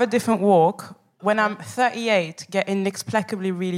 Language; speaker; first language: English; non-native, fluent; French